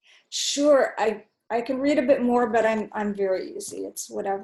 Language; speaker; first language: English; native; English